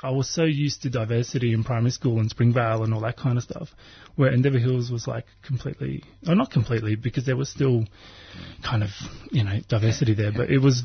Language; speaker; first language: English; non-native, local second language; Croatian